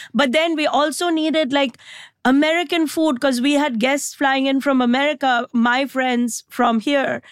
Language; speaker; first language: English; non-native, local second language; Gujarati